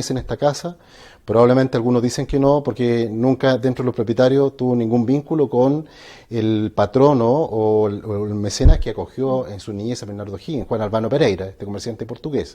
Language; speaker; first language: Spanish; native; Spanish